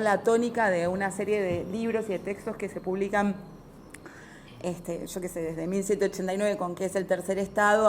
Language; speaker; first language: Spanish; native; Spanish